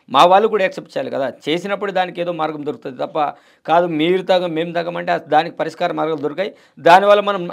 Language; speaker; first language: Telugu; non-native, local second language; Gondi